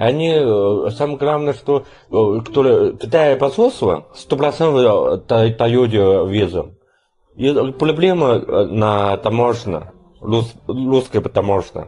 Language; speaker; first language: Russian; non-native, learner; Chinese